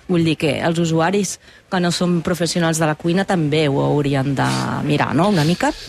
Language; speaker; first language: Catalan; non-native, fluent; Italian